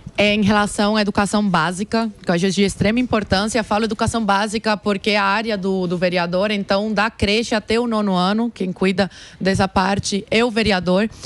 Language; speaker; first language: Portuguese; early bilingual, other home language; Spanish